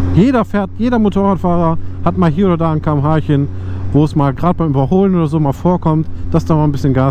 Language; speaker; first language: German; native; German